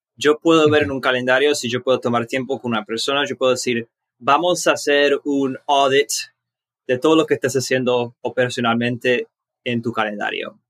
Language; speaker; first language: Spanish; early bilingual, heritage; Spanish